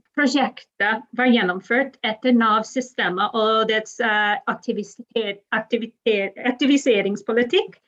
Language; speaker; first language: Norwegian; non-native, fluent; English